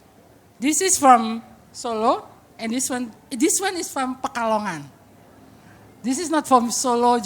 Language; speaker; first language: English; non-native, fluent; Indonesian